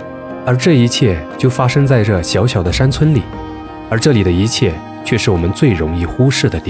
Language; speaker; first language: Chinese; native; Chinese